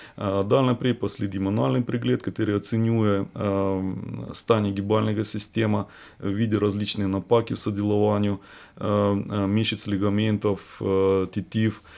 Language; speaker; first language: Slovenian; non-native, fluent; Russian